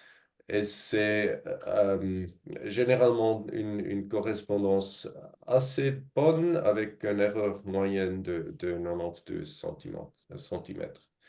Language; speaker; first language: French; non-native, fluent; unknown